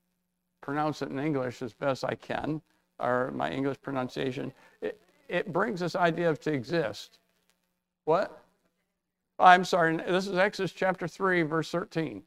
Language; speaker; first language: English; native; English